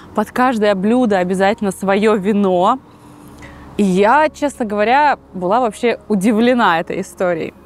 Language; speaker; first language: Russian; native; Russian